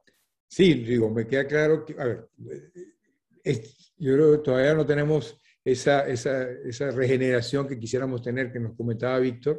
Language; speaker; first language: Spanish; native; Spanish